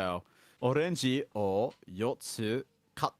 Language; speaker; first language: Japanese; non-native, learner; English